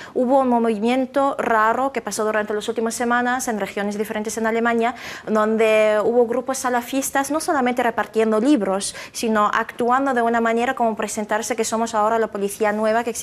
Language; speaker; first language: Spanish; non-native, fluent; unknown